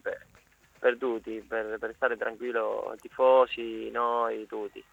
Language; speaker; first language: Italian; non-native, learner; Spanish